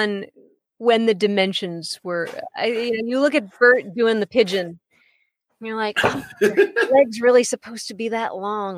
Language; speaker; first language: English; native; English